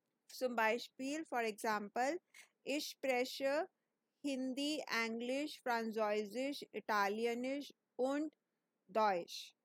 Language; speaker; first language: German; non-native, fluent; Hindi